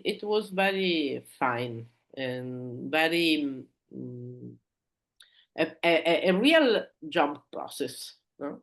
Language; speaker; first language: English; non-native, learner; Italian